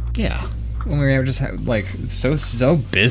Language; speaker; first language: English; native; English